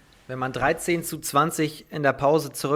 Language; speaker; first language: German; native; German